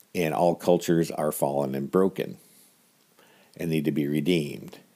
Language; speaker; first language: English; native; English